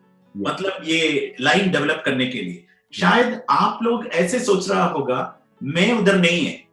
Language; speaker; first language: Hindi; non-native, local second language; Malayalam